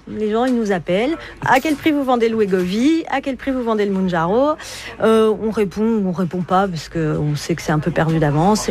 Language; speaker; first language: French; native; French